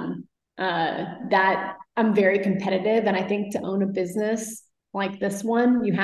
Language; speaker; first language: English; native; English